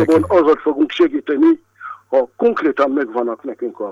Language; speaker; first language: Hungarian; non-native, fluent; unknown